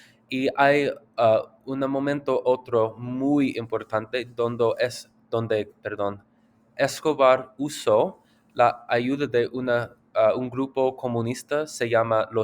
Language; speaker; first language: Spanish; non-native, learner; English